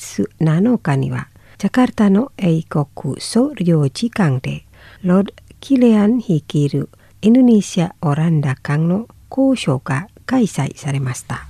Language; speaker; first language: Japanese; non-native, fluent; Indonesian